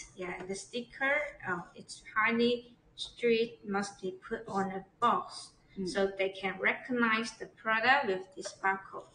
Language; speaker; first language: English; non-native, learner; Chinese